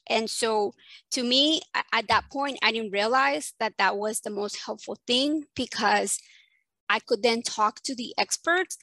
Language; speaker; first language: English; early bilingual, other home language; Spanish